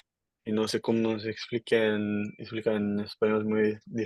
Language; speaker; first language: Spanish; non-native, learner; Dutch